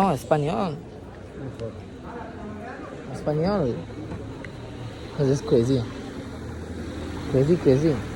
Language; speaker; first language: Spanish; non-native, learner; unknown